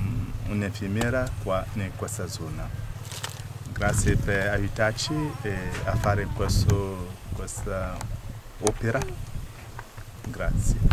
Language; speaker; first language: Italian; non-native, fluent; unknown